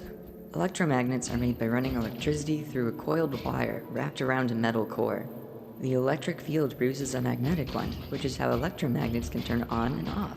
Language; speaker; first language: English; native; English